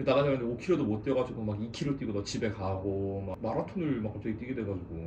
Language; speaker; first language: Korean; native; Korean